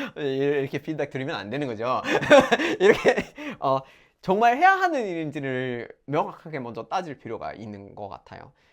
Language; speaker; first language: Korean; non-native, fluent; English